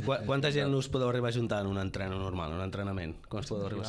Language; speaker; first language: Catalan; native; Catalan